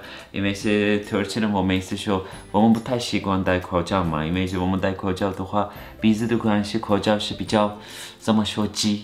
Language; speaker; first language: Chinese; non-native, fluent; Turkish